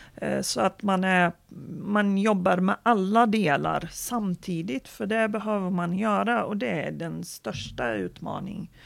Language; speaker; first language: Swedish; non-native, fluent; Arabic